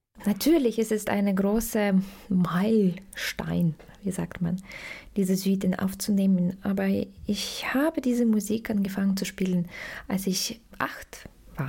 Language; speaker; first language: German; non-native, fluent; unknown